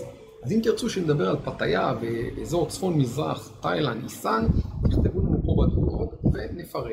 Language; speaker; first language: Hebrew; native; Hebrew